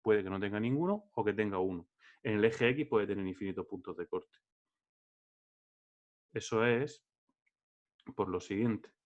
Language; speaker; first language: Spanish; native; Spanish